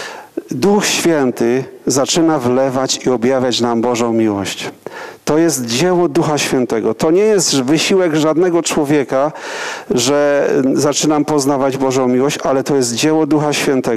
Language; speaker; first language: Polish; native; Polish